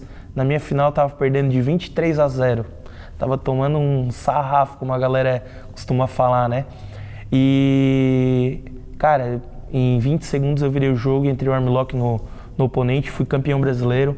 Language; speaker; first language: Portuguese; native; Portuguese